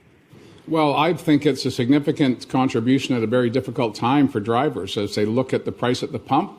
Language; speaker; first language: English; native; English